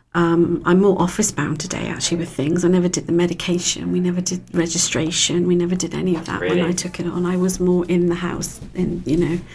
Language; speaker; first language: English; native; English